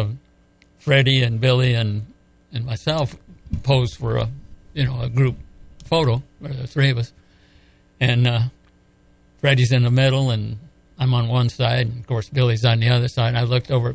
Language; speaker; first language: English; native; English